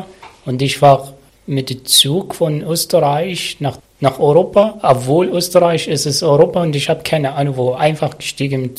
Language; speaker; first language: German; non-native, learner; Arabic